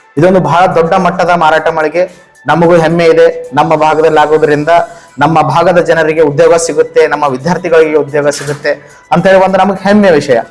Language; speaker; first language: Kannada; native; Kannada